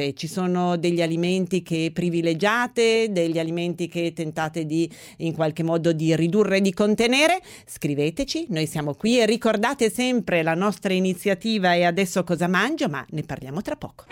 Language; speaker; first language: Italian; native; Italian